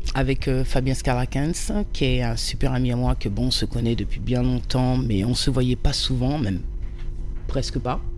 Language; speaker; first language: French; native; French